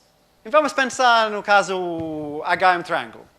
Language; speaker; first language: Portuguese; non-native, fluent; English